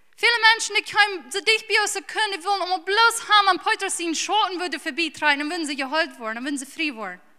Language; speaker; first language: German; early bilingual, heritage; English